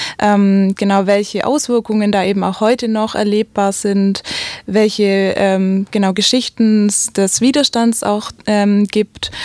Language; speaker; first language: German; native; German